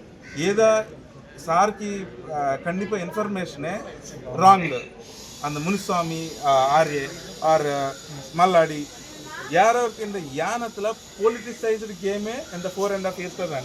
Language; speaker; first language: Tamil; non-native, local second language; Telugu